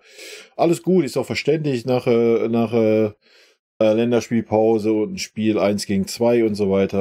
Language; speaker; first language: German; native; German